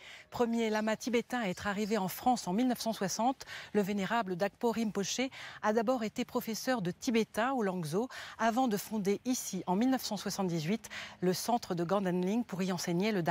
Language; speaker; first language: French; native; French